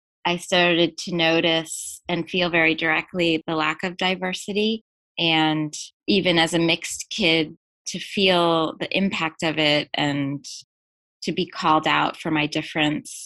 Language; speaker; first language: English; native; English